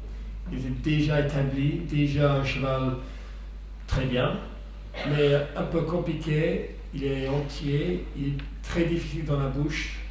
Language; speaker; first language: French; non-native, fluent; English